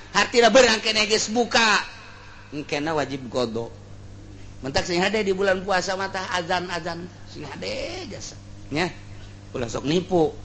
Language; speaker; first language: Sundanese; native; Sundanese